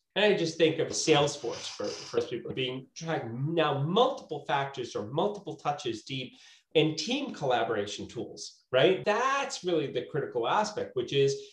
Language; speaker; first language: English; native; English